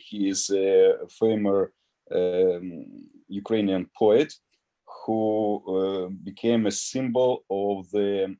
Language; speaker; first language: English; non-native, learner; Ukrainian